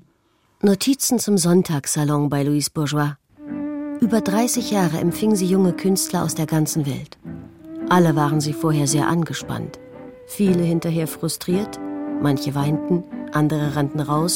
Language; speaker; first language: German; native; German